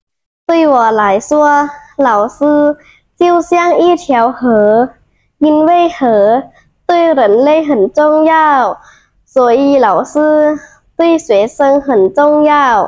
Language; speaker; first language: Chinese; non-native, learner; Thai